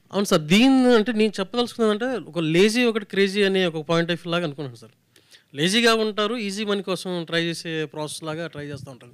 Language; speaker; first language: Telugu; native; Telugu